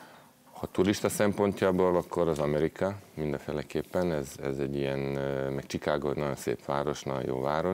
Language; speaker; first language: Hungarian; non-native, fluent; Serbian